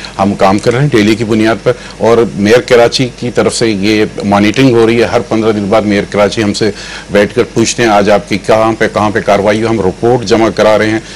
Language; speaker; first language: Urdu; native; Urdu